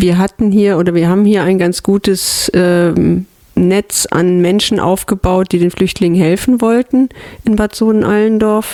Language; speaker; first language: German; native; German